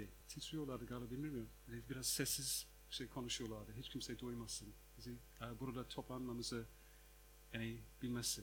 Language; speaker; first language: Turkish; non-native, fluent; English